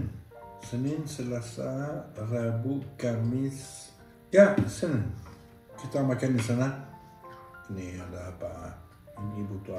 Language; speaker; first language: Indonesian; non-native, learner; French